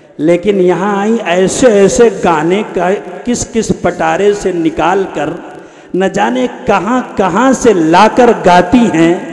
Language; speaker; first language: Urdu; native; Urdu